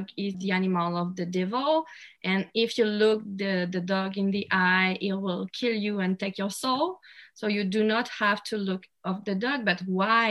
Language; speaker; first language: English; non-native, fluent; French